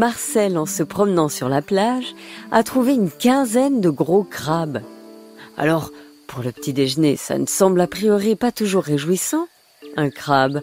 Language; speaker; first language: French; native; French